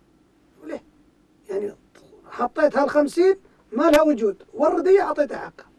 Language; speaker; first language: Arabic; native; Arabic